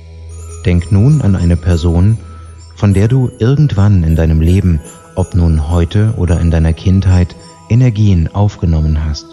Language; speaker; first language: German; native; German